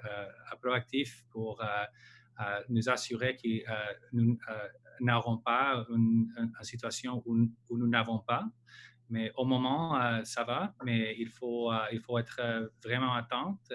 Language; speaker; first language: French; non-native, local second language; English